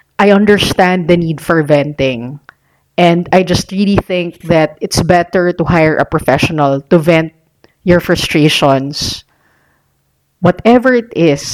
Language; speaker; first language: English; non-native, local second language; Filipino